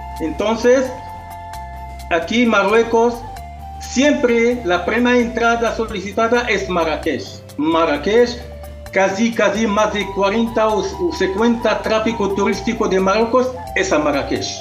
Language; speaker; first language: Spanish; non-native, local second language; Arabic